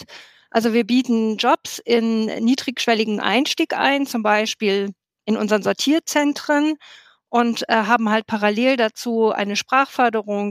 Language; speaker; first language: German; native; German